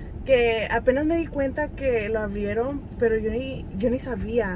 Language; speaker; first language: Spanish; early bilingual, heritage; Spanish